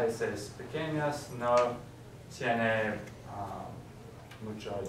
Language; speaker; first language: Spanish; non-native, learner; English